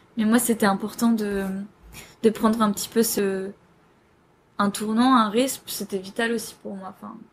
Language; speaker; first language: French; native; French